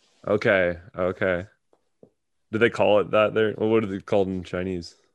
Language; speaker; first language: English; native; English